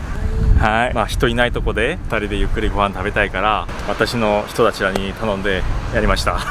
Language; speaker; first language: Japanese; non-native, learner; Korean